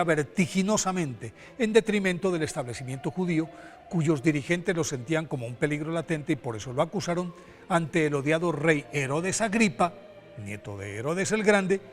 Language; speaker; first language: Spanish; native; Spanish